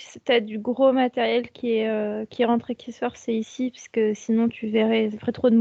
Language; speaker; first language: French; native; French